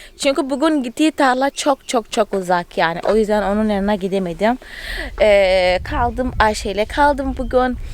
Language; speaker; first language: Turkish; non-native, fluent; Portuguese